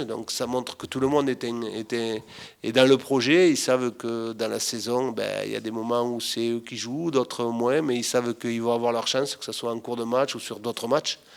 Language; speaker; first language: French; native; French